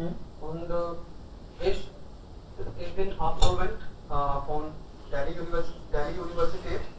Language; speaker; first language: German; non-native, learner; Hindi